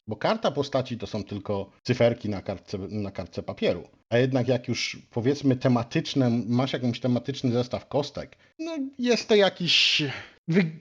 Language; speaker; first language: Polish; native; Polish